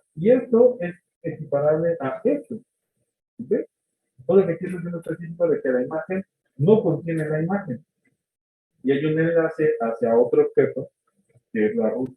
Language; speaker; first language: Spanish; native; Spanish